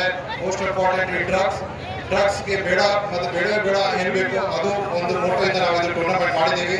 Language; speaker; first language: Kannada; non-native, local second language; Tamil